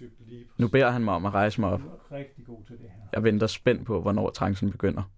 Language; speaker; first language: Danish; native; Danish